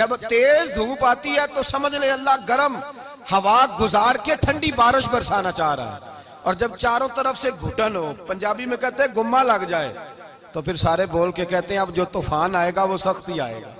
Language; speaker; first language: Hindi; non-native, local second language; Punjabi